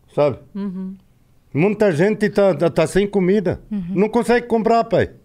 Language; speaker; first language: Portuguese; non-native, fluent; Arabic